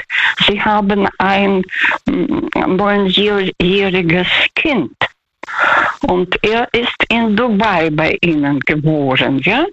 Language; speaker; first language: German; non-native, fluent; Russian